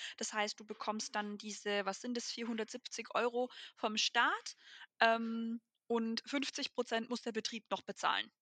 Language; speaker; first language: German; native; German